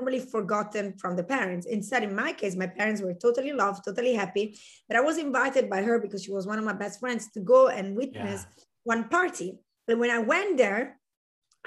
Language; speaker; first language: English; non-native, fluent; Italian